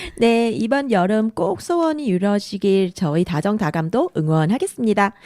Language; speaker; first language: Korean; non-native, fluent; Vietnamese